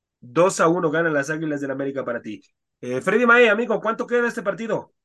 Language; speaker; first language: Spanish; native; Spanish